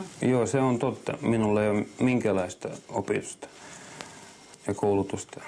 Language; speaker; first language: Finnish; non-native, fluent; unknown